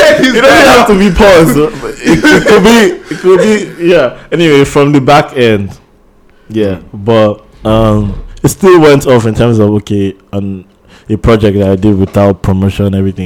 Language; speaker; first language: English; non-native, local second language; Yoruba